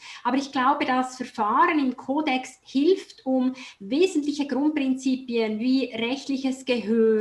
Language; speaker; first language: German; native; German